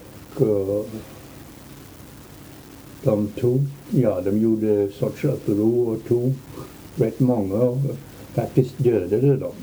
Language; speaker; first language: Swedish; early bilingual, heritage; Swedish